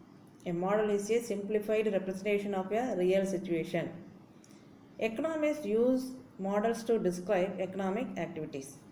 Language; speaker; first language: English; non-native, local second language; Tamil